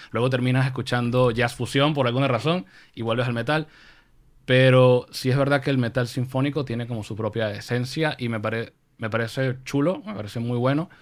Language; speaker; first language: Spanish; native; Spanish